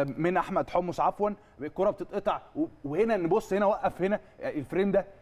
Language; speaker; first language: Arabic; native; Arabic